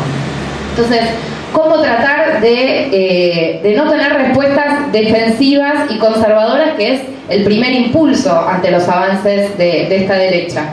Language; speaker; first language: Spanish; native; Spanish